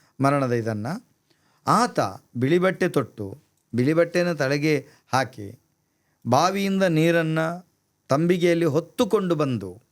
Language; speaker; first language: Kannada; non-native, local second language; Tulu